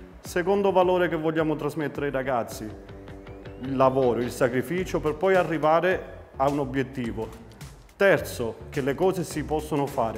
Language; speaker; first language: Italian; native; Italian